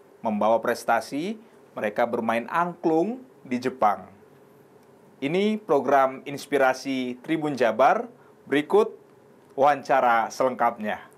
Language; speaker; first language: Indonesian; native; Indonesian